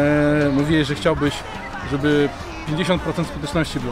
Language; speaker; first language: Polish; native; Polish